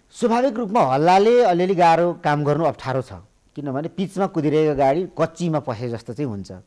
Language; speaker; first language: Nepali; native; Nepali